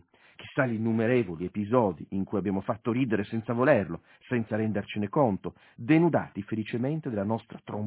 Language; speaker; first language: Italian; native; Italian